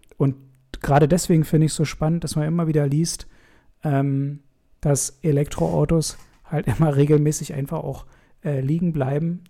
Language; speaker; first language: German; native; German